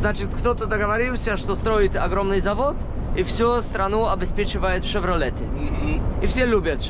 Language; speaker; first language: Russian; non-native, fluent; Polish